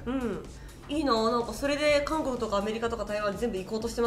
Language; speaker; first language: Japanese; native; Japanese